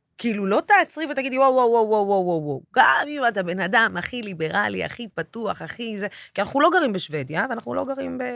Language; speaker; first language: Hebrew; non-native, local second language; Arabic